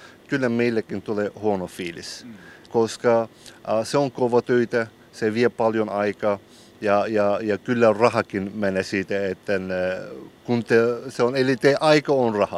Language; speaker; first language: Finnish; non-native, learner; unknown